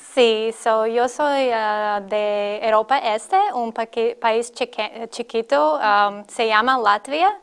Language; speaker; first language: Spanish; non-native, learner; Latvian